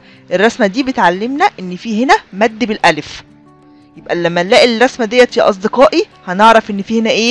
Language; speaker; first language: Arabic; native; Arabic